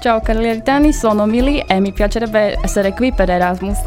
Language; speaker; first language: Italian; non-native, learner; Slovak